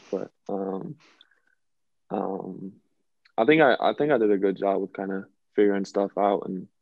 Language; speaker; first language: English; non-native, fluent; German